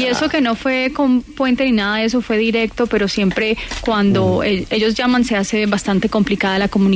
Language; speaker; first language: Spanish; native; Spanish